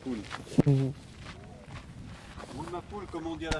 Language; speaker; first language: French; native; French